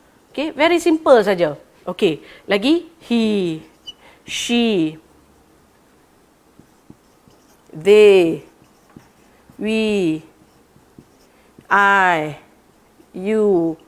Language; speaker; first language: English; non-native, local second language; Malay